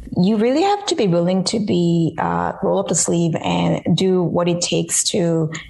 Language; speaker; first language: English; early bilingual, other home language; Korean